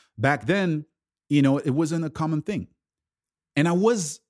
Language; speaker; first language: English; early bilingual, other home language; French